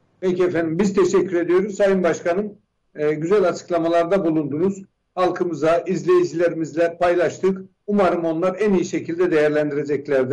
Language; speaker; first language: Turkish; native; Turkish